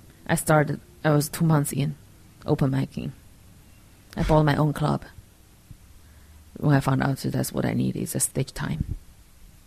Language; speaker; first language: English; non-native, fluent; Chinese